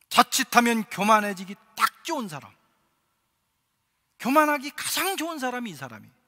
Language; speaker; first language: Korean; native; Korean